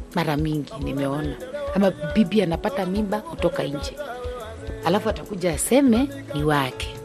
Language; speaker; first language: Swahili; non-native, local second language; Luyia